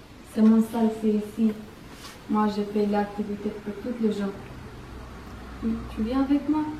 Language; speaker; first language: French; non-native, learner; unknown